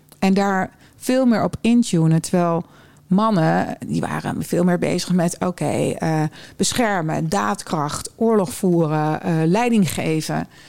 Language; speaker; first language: Dutch; early bilingual, other home language; German